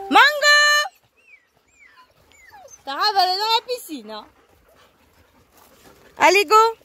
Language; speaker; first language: French; native; French